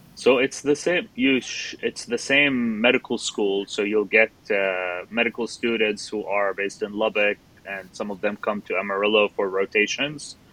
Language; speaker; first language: English; non-native, fluent; Arabic